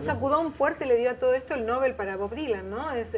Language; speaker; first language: Spanish; native; Spanish